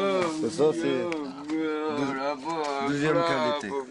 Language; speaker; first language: French; non-native, learner; Arabic